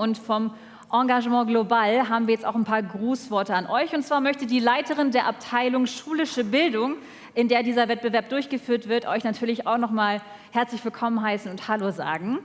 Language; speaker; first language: German; native; German